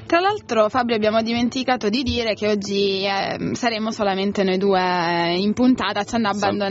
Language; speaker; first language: Italian; native; Italian